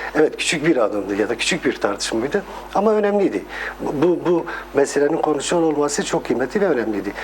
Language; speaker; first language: Turkish; non-native, local second language; Kurdish